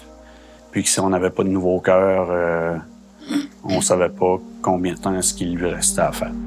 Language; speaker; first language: French; native; French